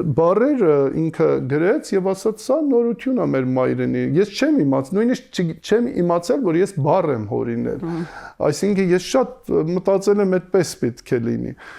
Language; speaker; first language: Armenian; native; Armenian